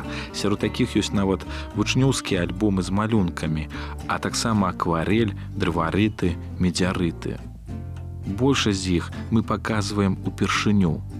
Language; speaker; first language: Belarusian; native; Belarusian